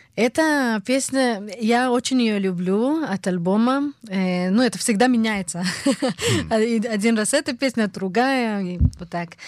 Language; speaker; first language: Russian; early bilingual, heritage; Hebrew